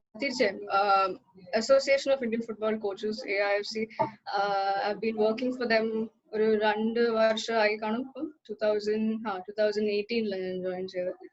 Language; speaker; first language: Malayalam; early bilingual, heritage; Malayalam